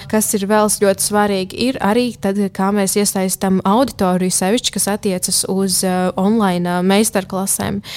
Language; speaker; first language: Latvian; native; Latvian